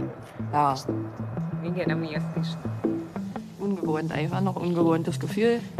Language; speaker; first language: German; native; German